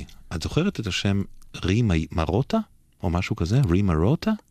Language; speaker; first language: Hebrew; native; Hebrew